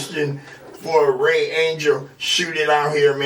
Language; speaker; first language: English; native; English